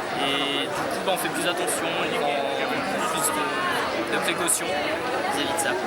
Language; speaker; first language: French; native; French